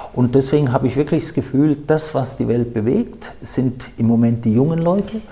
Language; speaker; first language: German; native; German